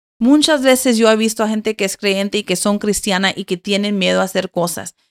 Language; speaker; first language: Spanish; early bilingual, heritage; Spanish